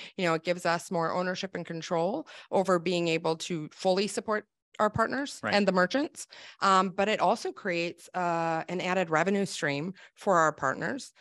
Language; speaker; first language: English; native; English